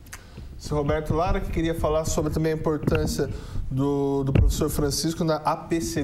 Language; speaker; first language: Portuguese; native; Portuguese